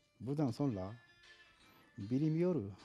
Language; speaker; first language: Turkish; non-native, learner; Japanese